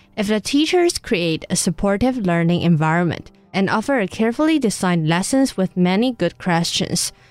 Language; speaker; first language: English; non-native, fluent; Chinese